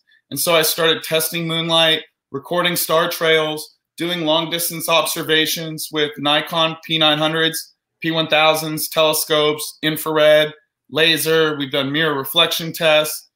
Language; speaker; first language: English; native; English